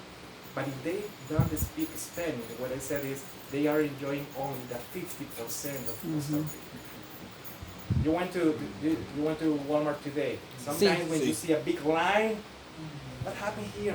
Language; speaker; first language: English; non-native, fluent; Spanish